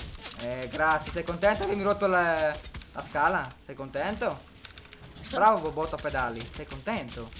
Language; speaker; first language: Italian; native; Italian